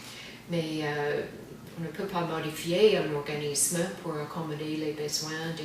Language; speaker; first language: French; non-native, fluent; English